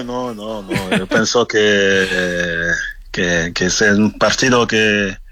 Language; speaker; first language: Spanish; non-native, fluent; French